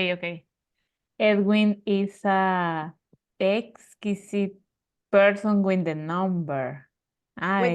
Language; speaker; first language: English; non-native, learner; Spanish